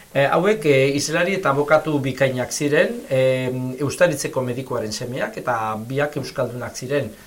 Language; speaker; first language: Basque; native; Basque